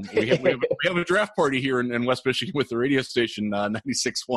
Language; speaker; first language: English; native; English